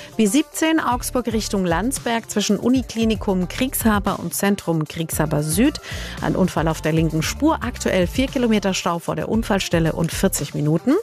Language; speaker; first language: German; native; German